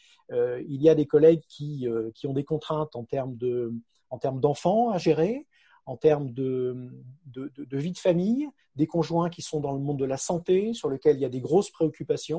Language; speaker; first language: French; native; French